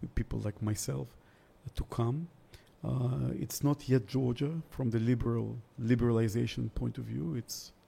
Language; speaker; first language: English; early bilingual, other home language; Russian